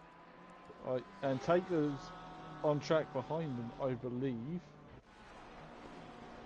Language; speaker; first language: English; native; English